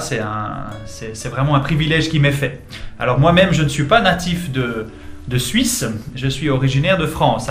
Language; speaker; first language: French; native; French